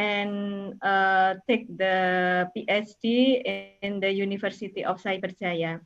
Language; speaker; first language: English; non-native, learner; Indonesian